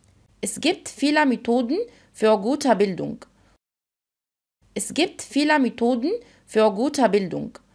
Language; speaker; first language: German; non-native, fluent; Arabic